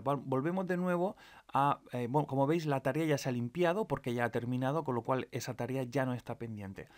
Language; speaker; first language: Spanish; native; Spanish